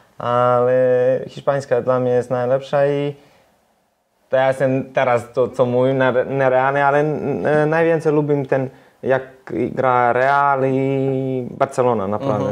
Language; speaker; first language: Polish; non-native, learner; Serbian